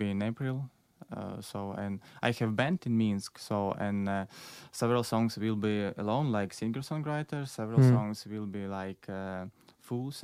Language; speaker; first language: English; non-native, learner; Belarusian